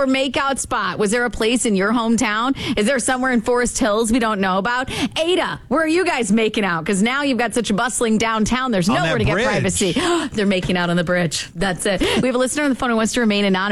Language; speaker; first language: English; native; English